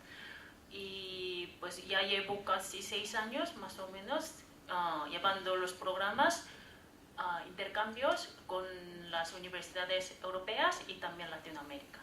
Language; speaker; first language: Spanish; non-native, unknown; Korean